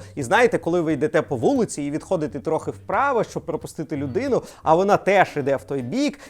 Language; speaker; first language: Ukrainian; non-native, local second language; Russian